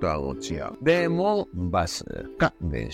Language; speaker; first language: Japanese; non-native, learner; Spanish